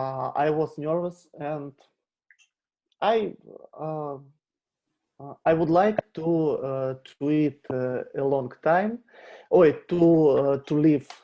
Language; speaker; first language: English; non-native, learner; Russian